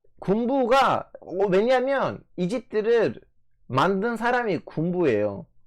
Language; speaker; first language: Korean; non-native, fluent; Turkish